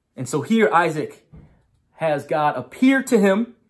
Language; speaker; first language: English; native; English